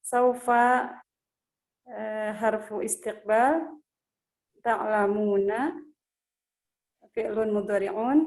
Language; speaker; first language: Arabic; non-native, learner; Indonesian